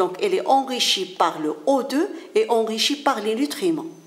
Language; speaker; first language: French; non-native, local second language; Arabic